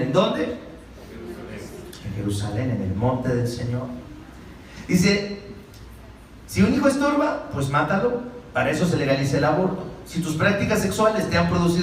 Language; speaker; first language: Spanish; native; Spanish